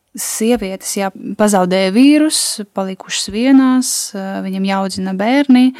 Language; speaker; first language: Latvian; non-native, local second language; Russian